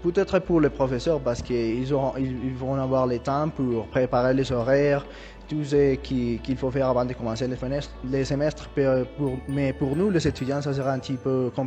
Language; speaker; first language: French; non-native, learner; Spanish